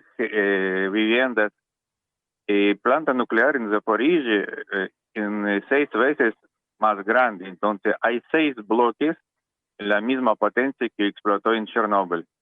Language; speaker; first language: Spanish; non-native, learner; Russian